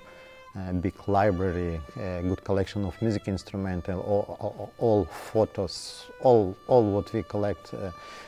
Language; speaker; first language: English; non-native, learner; Ukrainian